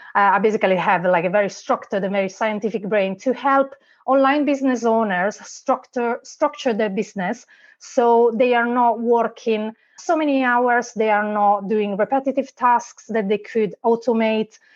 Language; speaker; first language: English; non-native, fluent; Italian